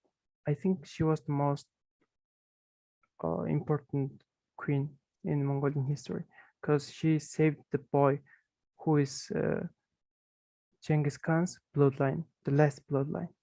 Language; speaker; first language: English; non-native, fluent; Mongolian